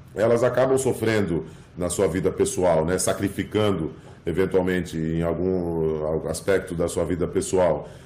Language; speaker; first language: Portuguese; early bilingual, other home language; English